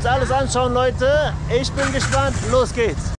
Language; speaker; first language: German; native; German